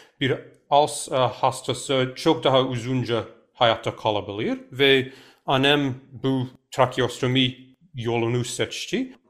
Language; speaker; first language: Turkish; non-native, fluent; English